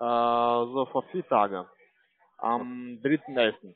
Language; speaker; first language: German; non-native, learner; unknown